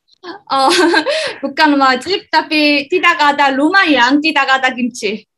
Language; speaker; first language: Indonesian; non-native, learner; Korean